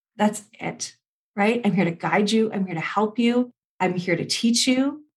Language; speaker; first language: English; native; English